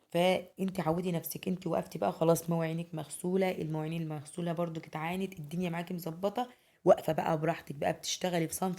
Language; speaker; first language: Arabic; native; Arabic